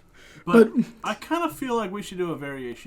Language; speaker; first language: English; native; English